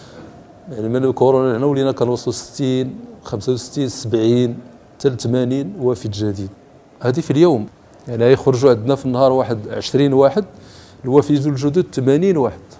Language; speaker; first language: Arabic; native; Arabic